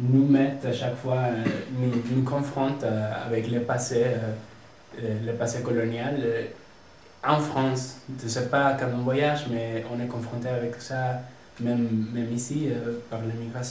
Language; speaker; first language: French; non-native, fluent; Spanish